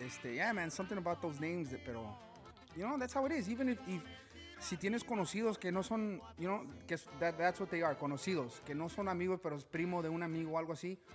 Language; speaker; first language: English; early bilingual, other home language; Spanish